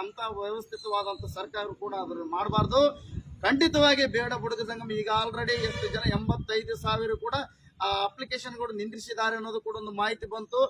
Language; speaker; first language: Kannada; non-native, local second language; Telugu